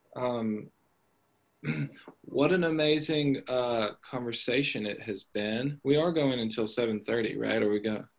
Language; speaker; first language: English; native; English